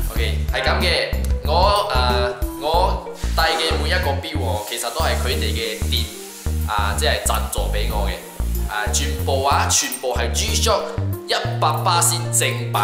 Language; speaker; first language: Cantonese; non-native, local second language; Chinese